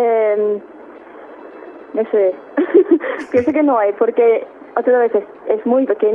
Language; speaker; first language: Spanish; non-native, learner; English